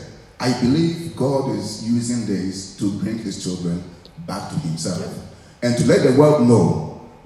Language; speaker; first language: English; non-native, local second language; Akan